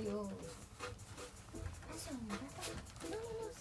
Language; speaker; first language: French; non-native, learner; Chinese